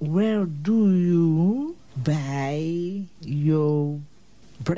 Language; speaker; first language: English; non-native, learner; French